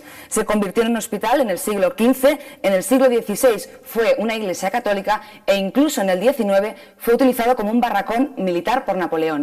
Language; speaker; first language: Spanish; native; Spanish